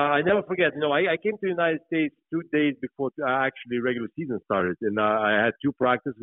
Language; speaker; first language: English; non-native, fluent; Lithuanian